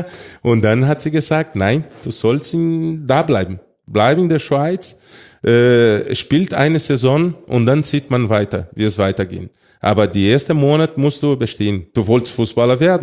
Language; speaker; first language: German; non-native, fluent; Portuguese